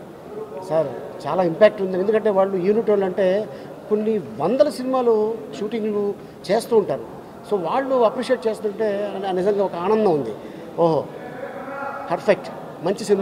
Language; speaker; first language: Telugu; native; Telugu